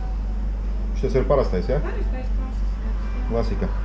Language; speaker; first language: Russian; native; Russian